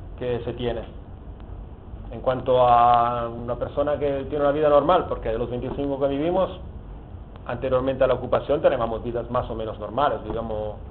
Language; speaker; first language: Spanish; non-native, fluent; Italian